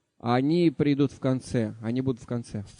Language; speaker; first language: Russian; native; Russian